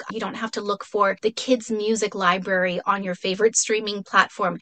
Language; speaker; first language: English; non-native, fluent; Spanish